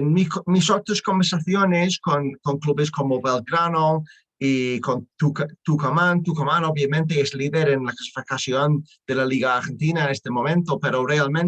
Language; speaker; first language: Spanish; non-native, learner; English